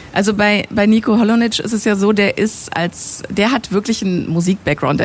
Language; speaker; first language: German; native; German